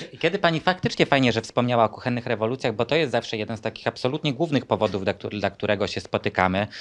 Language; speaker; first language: Polish; native; Polish